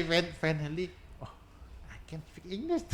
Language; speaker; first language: English; non-native, learner; Indonesian